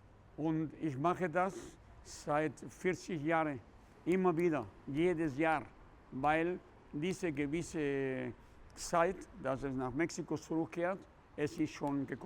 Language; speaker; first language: German; non-native, fluent; Spanish